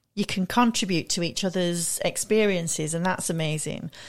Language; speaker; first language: English; native; English